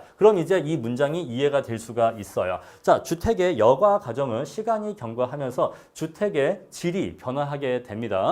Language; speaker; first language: Korean; native; Korean